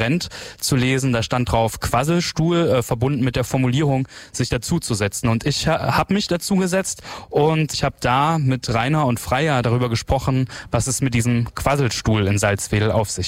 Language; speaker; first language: German; native; German